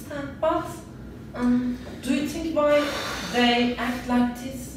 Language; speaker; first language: English; non-native, learner; Turkish